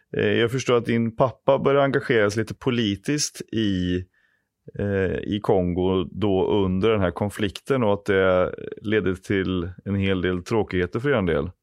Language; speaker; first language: Swedish; native; Swedish